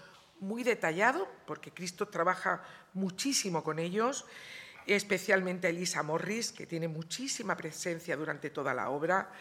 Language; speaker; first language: Spanish; native; Spanish